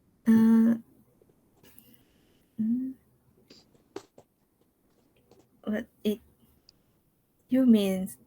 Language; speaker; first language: English; non-native, learner; Japanese